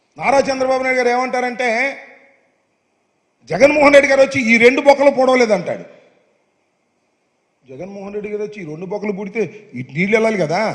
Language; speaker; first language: Telugu; native; Telugu